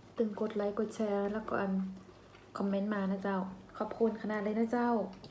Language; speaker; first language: Thai; native; Thai